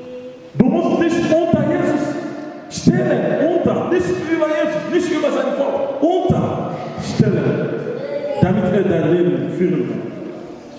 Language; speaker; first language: German; non-native, learner; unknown